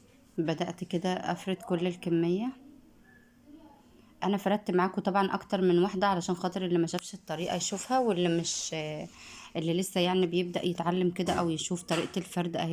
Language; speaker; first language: Arabic; native; Arabic